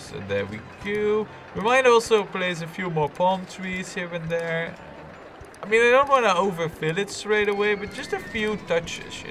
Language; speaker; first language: English; non-native, fluent; Dutch